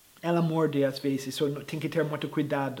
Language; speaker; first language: Portuguese; non-native, fluent; English